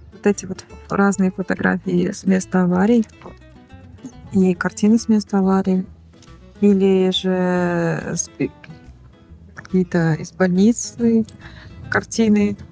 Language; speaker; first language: Russian; native; Russian